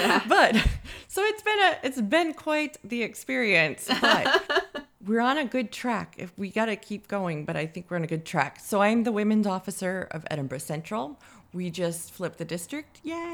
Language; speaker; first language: English; native; English